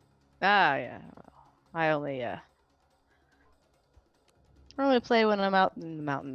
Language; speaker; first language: English; native; English